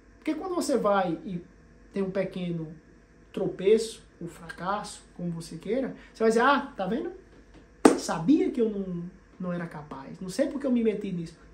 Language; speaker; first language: Portuguese; native; Portuguese